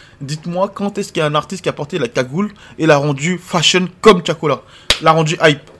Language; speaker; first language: French; native; French